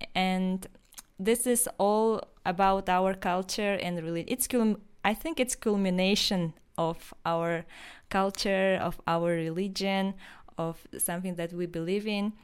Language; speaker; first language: English; non-native, fluent; Yakut